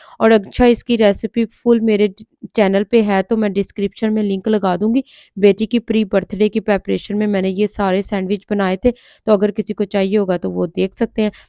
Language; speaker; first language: Urdu; non-native, local second language; Punjabi